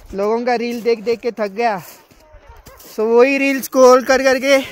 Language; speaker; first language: Hindi; non-native, local second language; Marathi